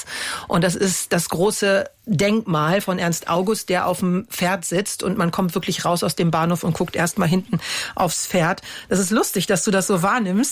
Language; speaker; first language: German; native; German